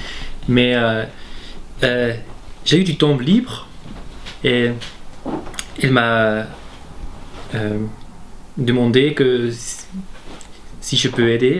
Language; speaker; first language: French; non-native, local second language; German